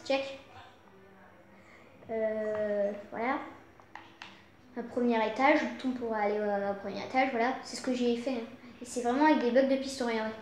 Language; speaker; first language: French; native; French